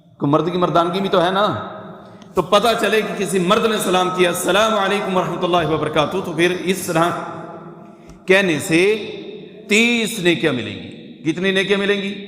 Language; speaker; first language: Urdu; non-native, local second language; Punjabi